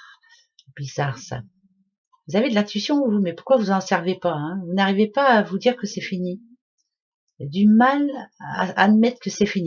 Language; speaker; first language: French; native; French